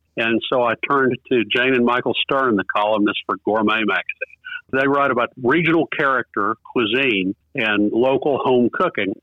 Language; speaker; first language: English; native; English